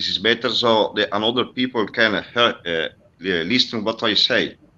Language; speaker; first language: English; non-native, learner; Italian